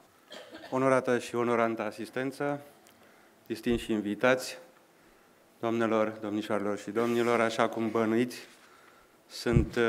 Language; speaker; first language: Romanian; native; Romanian